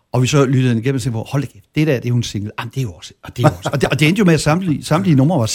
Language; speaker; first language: Danish; native; Danish